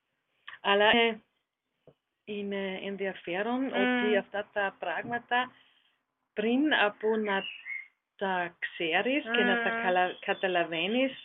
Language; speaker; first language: Greek; non-native, learner; German